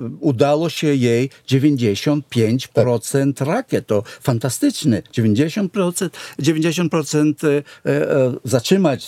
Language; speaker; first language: Polish; non-native, fluent; Hebrew